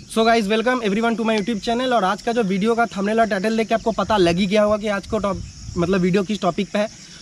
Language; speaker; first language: Hindi; non-native, local second language; Bangla